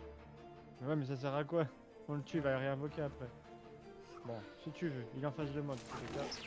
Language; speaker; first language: French; native; French